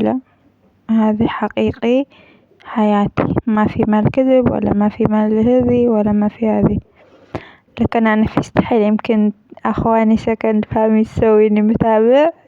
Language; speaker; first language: Arabic; non-native, learner; Amharic